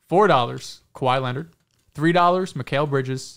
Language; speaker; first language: English; native; English